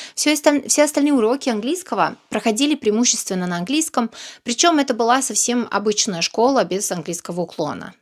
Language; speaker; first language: Russian; non-native, fluent; Serbian